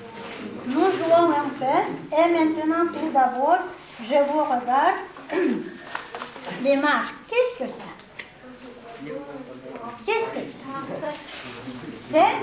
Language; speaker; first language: French; non-native, fluent; Yakut